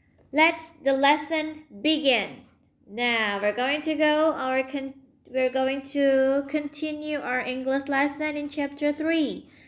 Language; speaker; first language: English; non-native, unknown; Indonesian